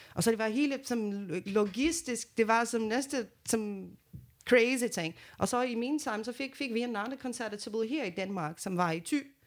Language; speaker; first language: Danish; non-native, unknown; Portuguese